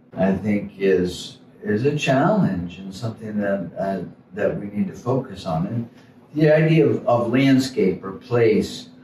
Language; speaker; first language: English; native; English